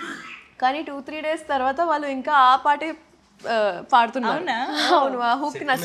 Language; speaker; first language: Telugu; non-native, local second language; Hindi